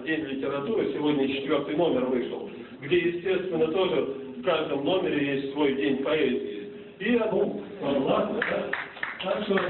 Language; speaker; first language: Russian; native; Russian